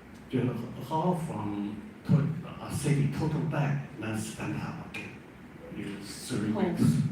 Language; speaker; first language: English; non-native, learner; Chinese